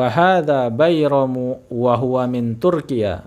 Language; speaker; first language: Arabic; non-native, fluent; Indonesian